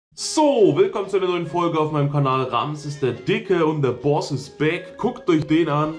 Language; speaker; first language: German; native; German